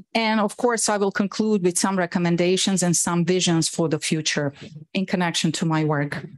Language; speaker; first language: English; non-native, fluent; Bosnian